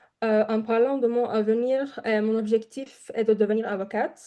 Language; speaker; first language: French; non-native, fluent; Turkish